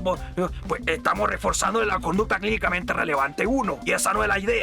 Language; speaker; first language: Spanish; native; Spanish